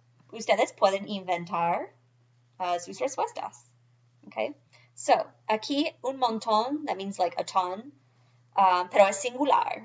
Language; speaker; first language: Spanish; non-native, fluent; English